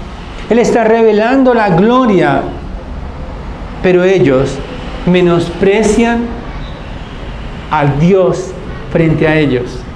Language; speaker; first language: Spanish; native; Spanish